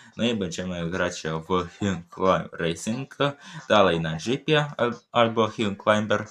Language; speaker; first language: Polish; early bilingual, other home language; Ukrainian